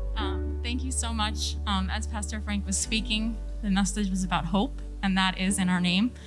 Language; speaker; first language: English; native; English